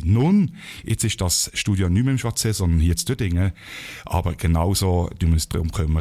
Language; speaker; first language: German; native; German